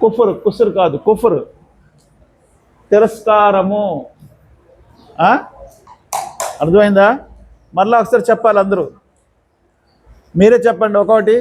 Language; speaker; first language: Telugu; non-native, local second language; Urdu